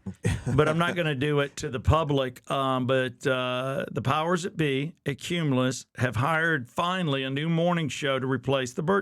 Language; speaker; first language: English; native; English